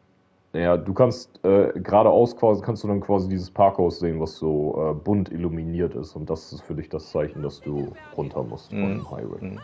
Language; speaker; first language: German; native; German